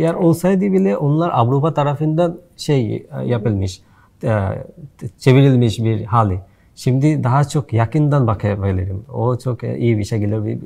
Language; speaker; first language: Turkish; non-native, fluent; Bangla